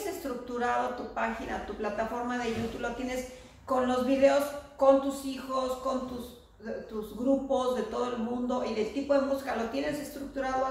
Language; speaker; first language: Spanish; native; Spanish